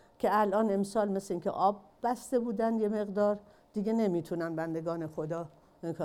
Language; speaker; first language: Persian; native; Persian